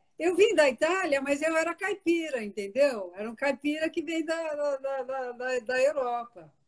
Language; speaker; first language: Portuguese; early bilingual, other home language; Italian